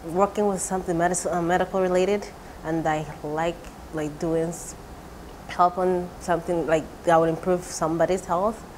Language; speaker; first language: English; non-native, local second language; Igbo